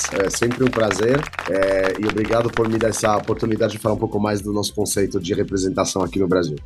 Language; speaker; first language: Portuguese; non-native, fluent; French